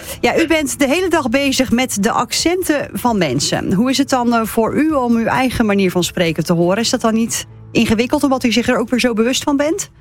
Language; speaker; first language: Dutch; native; Dutch